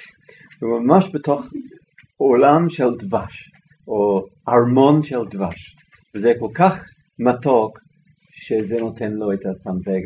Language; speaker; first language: Hebrew; non-native, fluent; English